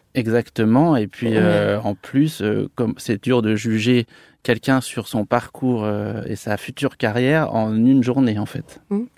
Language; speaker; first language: French; native; French